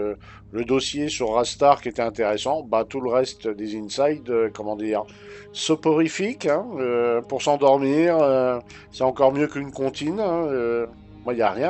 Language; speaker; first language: French; native; French